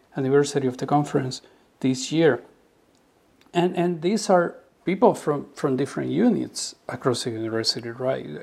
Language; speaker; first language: English; non-native, fluent; Spanish